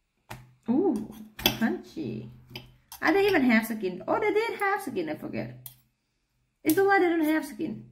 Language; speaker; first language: English; non-native, learner; Thai